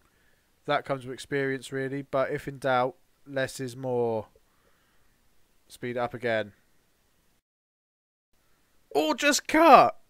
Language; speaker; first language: English; native; English